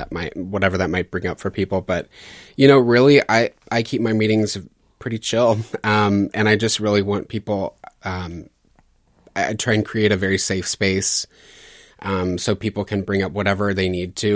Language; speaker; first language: English; native; English